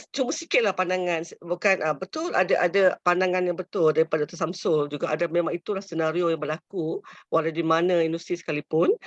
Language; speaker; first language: Malay; native; Malay